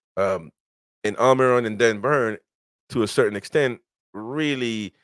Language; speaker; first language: English; native; English